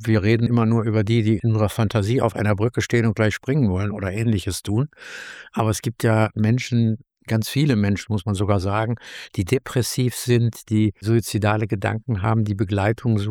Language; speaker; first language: German; native; German